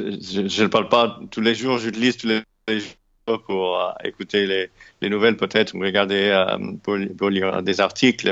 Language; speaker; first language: French; non-native, fluent; English